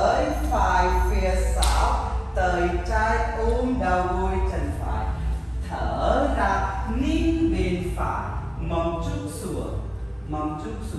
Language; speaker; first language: Vietnamese; non-native, learner; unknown